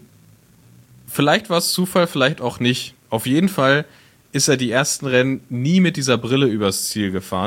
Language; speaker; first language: German; native; German